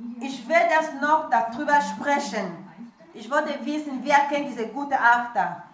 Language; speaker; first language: German; non-native, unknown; French